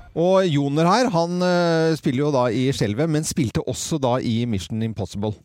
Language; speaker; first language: Norwegian; native; Norwegian